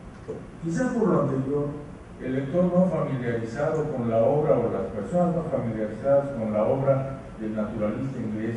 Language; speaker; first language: Spanish; native; Spanish